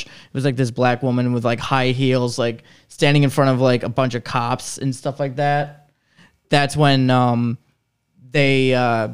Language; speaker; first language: English; native; English